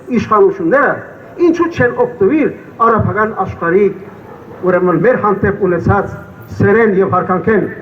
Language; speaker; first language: Armenian; early bilingual, heritage; Armenian